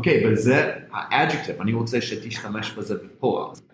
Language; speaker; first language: Hebrew; non-native, fluent; English